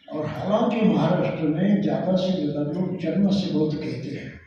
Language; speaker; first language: Hindi; non-native, local second language; Marathi